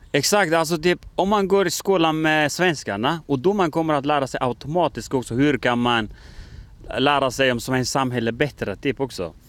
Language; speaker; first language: Swedish; non-native, fluent; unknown